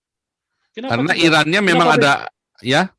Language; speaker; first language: Indonesian; native; Indonesian